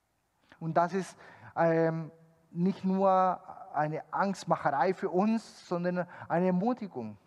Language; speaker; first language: German; non-native, fluent; Spanish